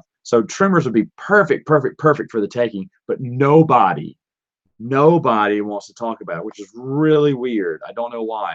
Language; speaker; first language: English; native; English